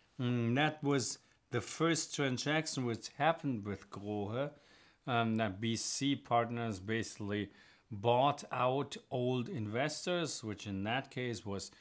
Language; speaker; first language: English; non-native, fluent; German